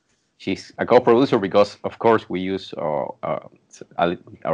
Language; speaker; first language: English; non-native, fluent; Spanish